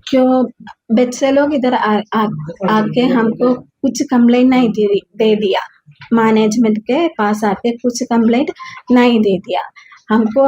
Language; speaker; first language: Hindi; non-native, learner; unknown